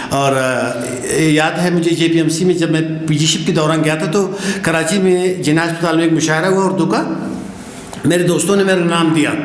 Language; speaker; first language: Urdu; non-native, local second language; Brahui